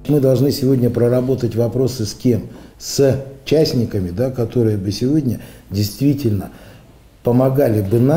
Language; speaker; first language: Russian; native; Russian